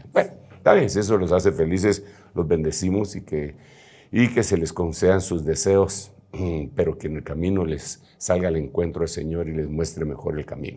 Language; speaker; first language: Spanish; native; Spanish